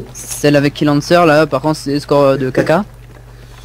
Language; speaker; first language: French; native; French